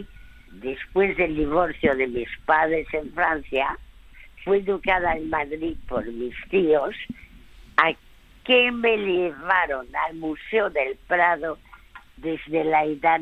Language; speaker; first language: Spanish; early bilingual, other home language; French